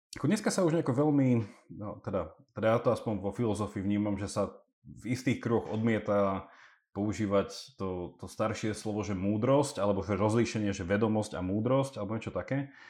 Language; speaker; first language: Slovak; early bilingual, heritage; English